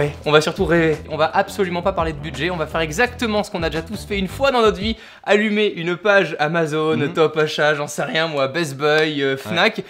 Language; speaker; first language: French; native; French